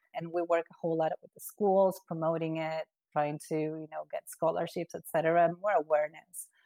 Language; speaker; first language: English; non-native, fluent; Spanish